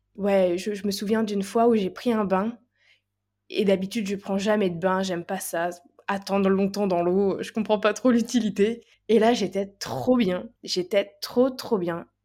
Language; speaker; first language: French; native; French